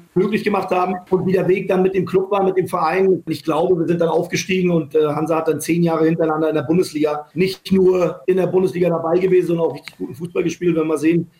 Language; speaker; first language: German; native; German